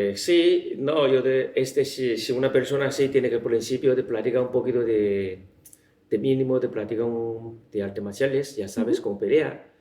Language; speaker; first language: Spanish; non-native, learner; Chinese